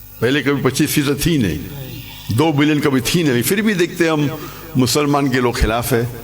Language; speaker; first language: Urdu; non-native, local second language; English